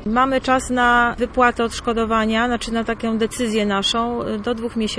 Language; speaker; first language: Polish; native; Polish